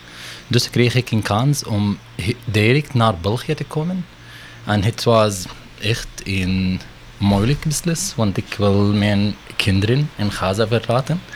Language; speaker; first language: Dutch; non-native, learner; Arabic